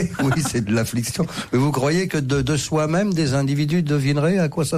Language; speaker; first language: French; native; French